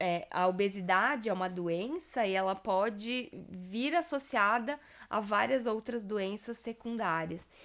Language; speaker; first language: Portuguese; native; Portuguese